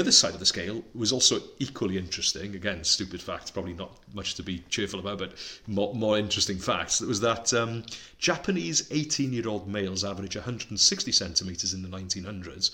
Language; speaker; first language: English; non-native, local second language; Welsh